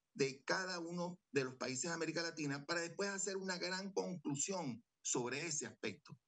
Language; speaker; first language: Spanish; native; Spanish